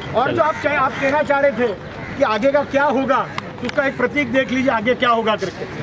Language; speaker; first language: Hindi; non-native, local second language; Gujarati